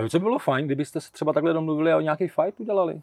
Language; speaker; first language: Czech; native; Czech